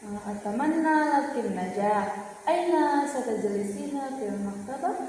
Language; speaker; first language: Arabic; non-native, learner; Indonesian